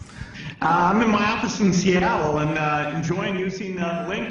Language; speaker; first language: English; native; English